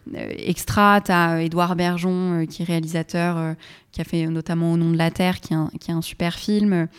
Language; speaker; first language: French; non-native, local second language; Arabic